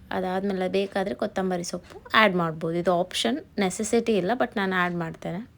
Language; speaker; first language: Kannada; non-native, local second language; Tulu